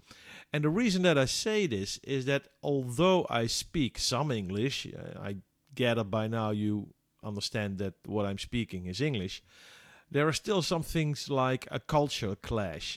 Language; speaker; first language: English; non-native, fluent; Dutch